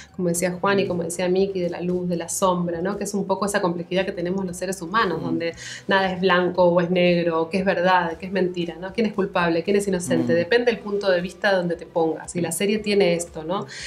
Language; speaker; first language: Spanish; native; Spanish